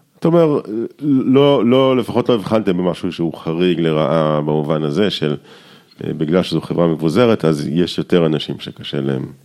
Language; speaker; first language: Hebrew; native; Hebrew